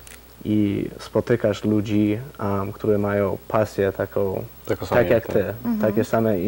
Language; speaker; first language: Polish; early bilingual, heritage; Polish